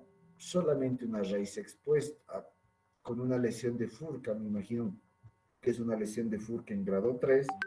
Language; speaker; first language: Spanish; native; Spanish